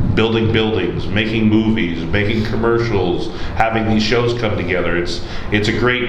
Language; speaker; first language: English; native; English